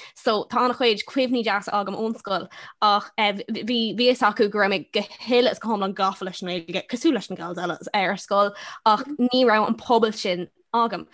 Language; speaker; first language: Irish; non-native, local second language; English